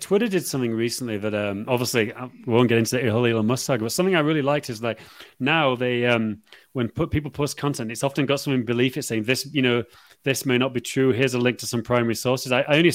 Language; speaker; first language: English; native; English